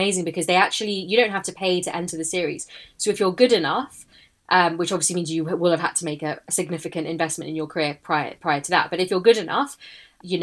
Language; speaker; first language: English; native; English